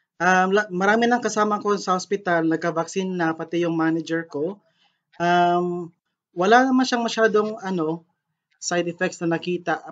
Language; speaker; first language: Filipino; non-native, local second language; Cebuano